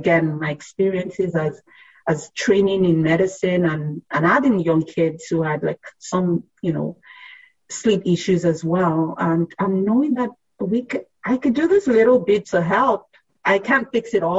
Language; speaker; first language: English; non-native, local second language; Yoruba